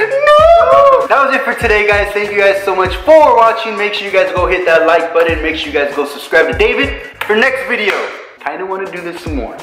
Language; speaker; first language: English; early bilingual, other home language; Spanish